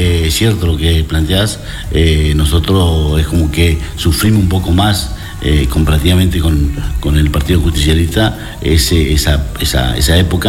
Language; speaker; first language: Spanish; native; Spanish